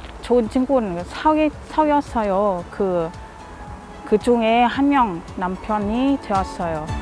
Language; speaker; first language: Korean; non-native, fluent; Thai